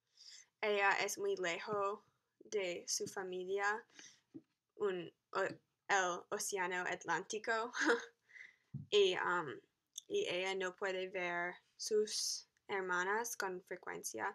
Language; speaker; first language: Spanish; non-native, learner; English